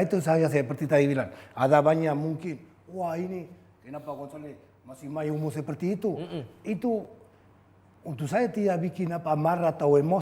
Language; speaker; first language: Indonesian; non-native, fluent; Spanish